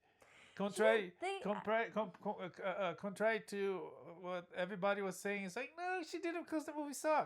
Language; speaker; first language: English; non-native, fluent; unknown